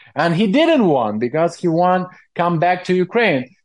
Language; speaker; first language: English; non-native, fluent; Ukrainian